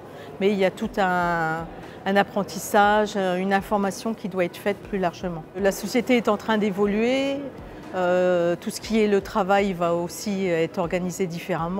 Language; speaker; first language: French; native; French